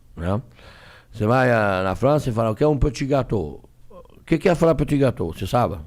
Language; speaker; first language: Portuguese; non-native, fluent; French